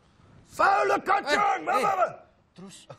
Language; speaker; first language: Indonesian; non-native, learner; Dutch